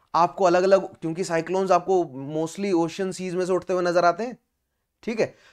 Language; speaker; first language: Hindi; native; Hindi